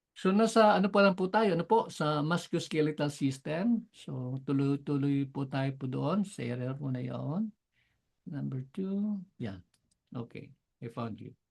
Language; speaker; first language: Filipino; non-native, local second language; Cebuano